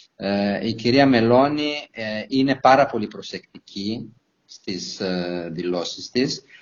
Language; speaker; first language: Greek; non-native, fluent; Italian